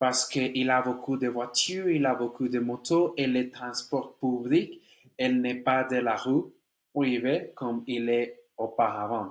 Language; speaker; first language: French; non-native, learner; Spanish